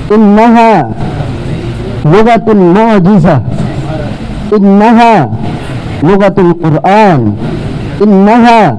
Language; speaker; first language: Arabic; non-native, fluent; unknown